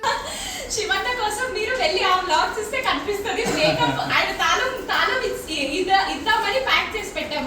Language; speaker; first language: Telugu; native; Telugu